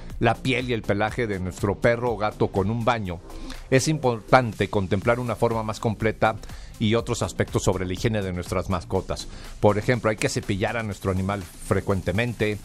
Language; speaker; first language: Spanish; native; Spanish